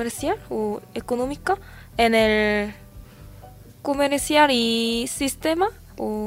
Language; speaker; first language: Spanish; non-native, learner; Korean